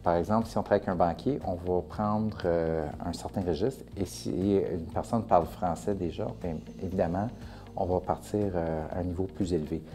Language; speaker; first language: French; native; French